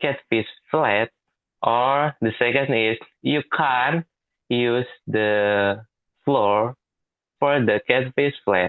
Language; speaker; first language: English; non-native, learner; Indonesian